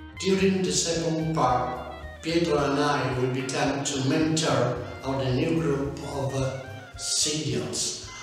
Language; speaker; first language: English; non-native, learner; Italian